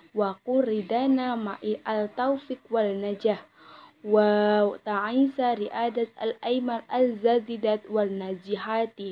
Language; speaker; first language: Arabic; non-native, learner; Indonesian